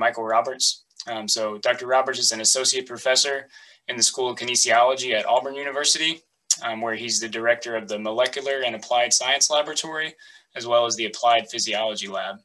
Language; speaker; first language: English; native; English